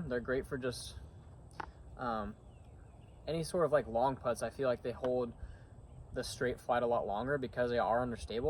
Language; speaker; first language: English; native; English